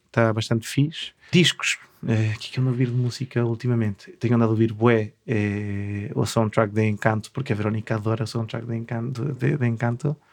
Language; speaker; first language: Portuguese; non-native, fluent; Spanish